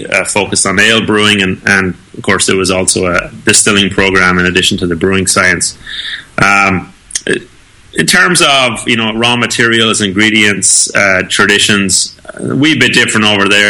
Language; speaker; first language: English; native; English